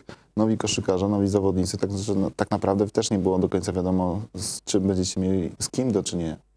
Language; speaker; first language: Polish; native; Polish